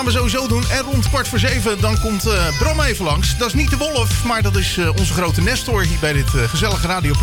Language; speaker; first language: Dutch; native; Dutch